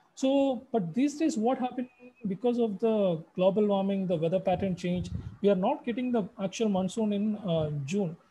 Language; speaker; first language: English; non-native, local second language; Malayalam